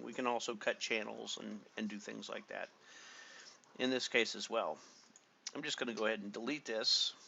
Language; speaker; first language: English; native; English